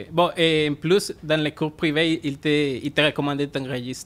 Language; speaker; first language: French; non-native, fluent; Spanish